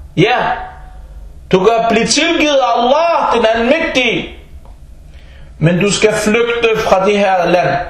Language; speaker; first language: Danish; early bilingual, other home language; Arabic